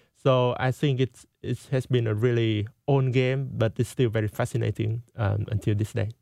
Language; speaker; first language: English; non-native, fluent; Vietnamese